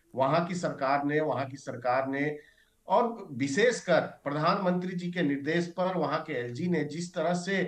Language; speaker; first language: Hindi; native; Hindi